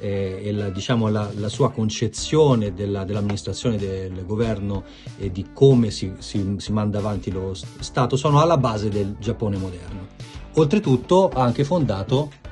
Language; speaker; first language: Italian; native; Italian